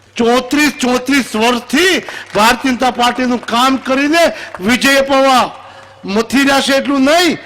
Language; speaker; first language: Gujarati; native; Gujarati